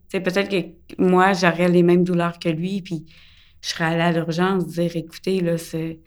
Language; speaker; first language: French; early bilingual, other home language; English